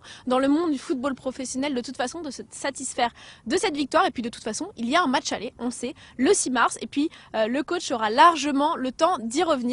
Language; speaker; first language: French; native; French